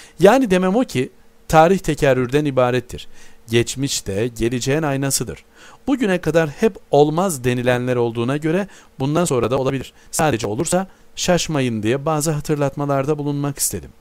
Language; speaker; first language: Turkish; native; Turkish